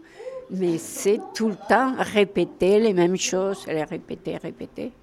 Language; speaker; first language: French; non-native, fluent; Spanish